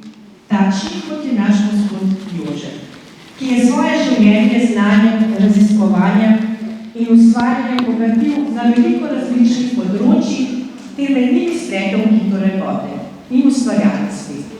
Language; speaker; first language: Slovenian; native; Slovenian